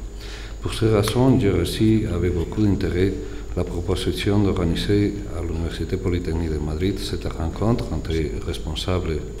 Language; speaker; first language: French; non-native, fluent; Spanish